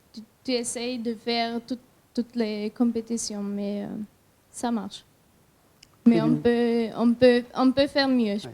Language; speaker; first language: French; non-native, learner; German